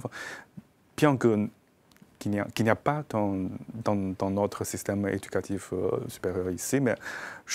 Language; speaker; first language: French; non-native, fluent; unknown